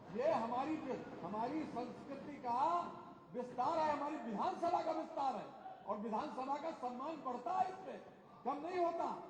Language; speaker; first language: Hindi; native; Hindi